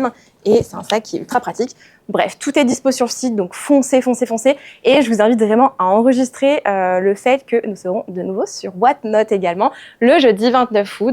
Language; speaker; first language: French; native; French